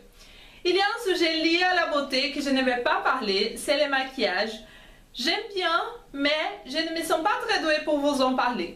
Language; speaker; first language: French; non-native, fluent; Portuguese